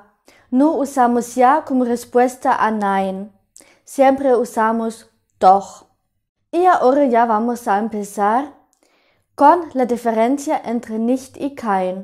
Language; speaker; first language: Spanish; non-native, fluent; German